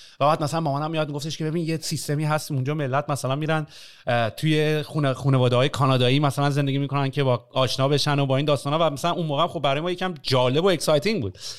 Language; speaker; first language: Persian; native; Persian